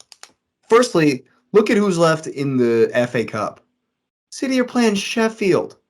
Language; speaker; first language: English; native; English